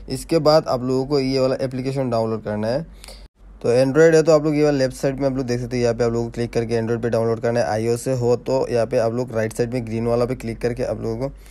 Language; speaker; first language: Hindi; native; Hindi